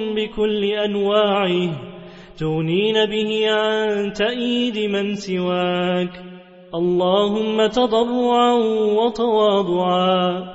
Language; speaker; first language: Arabic; non-native, fluent; Turkish